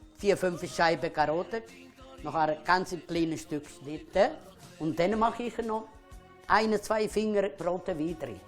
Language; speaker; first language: German; non-native, fluent; Italian